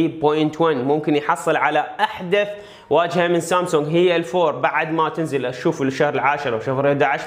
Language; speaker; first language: Arabic; native; Arabic